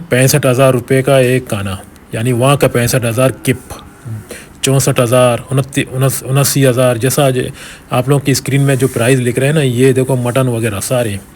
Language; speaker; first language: Urdu; non-native, local second language; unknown